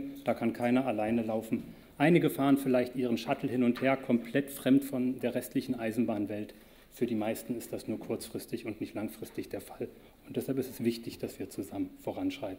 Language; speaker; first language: German; native; German